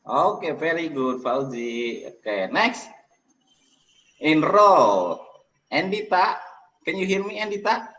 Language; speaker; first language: English; non-native, learner; Indonesian